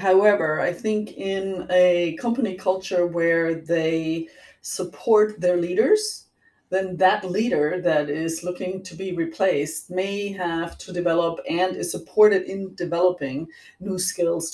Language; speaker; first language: English; non-native, fluent; German